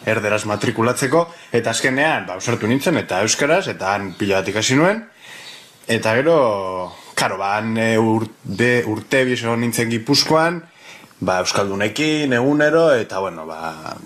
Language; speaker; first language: Basque; non-native, local second language; Spanish